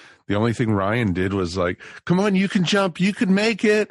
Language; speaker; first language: English; native; English